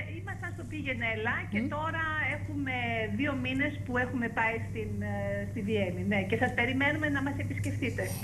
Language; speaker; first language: Greek; early bilingual, heritage; Greek